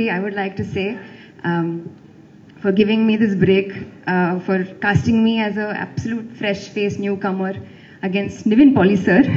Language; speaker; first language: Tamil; non-native, learner; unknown